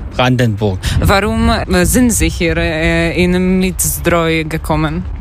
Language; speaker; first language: German; non-native, learner; Polish